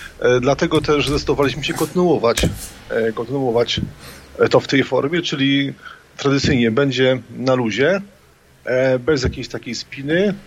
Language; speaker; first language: Polish; native; Polish